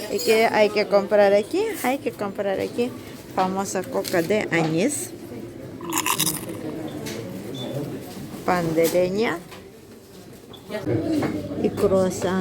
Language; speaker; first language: Spanish; non-native, fluent; Russian